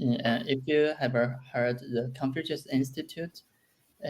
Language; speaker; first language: English; non-native, learner; Chinese